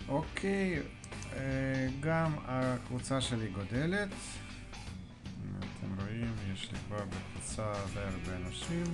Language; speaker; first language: Hebrew; non-native, fluent; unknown